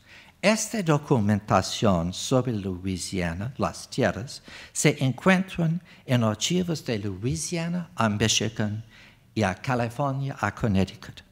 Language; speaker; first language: Spanish; non-native, fluent; English